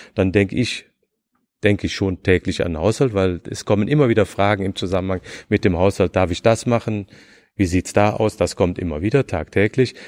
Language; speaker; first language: German; native; German